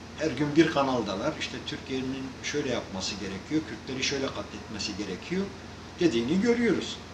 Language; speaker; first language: Turkish; non-native, local second language; Kurdish